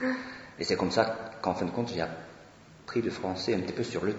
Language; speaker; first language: French; non-native, fluent; Swedish